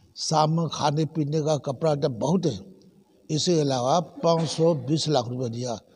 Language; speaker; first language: Hindi; non-native, fluent; Burmese